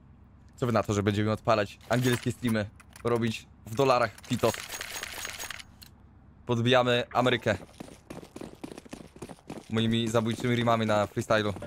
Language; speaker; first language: Polish; native; Polish